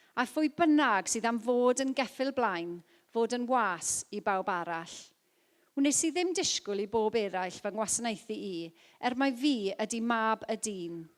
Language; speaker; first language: Welsh; non-native, local second language; English